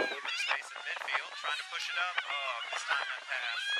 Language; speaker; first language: English; native; English